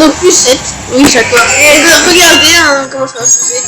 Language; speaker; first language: French; early bilingual, other home language; Romanian